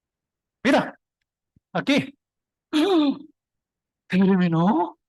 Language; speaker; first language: Spanish; non-native, learner; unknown